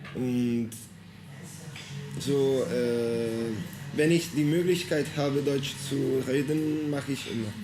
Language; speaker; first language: German; non-native, fluent; Italian